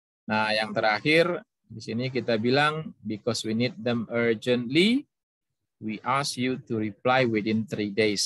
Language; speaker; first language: English; non-native, fluent; Indonesian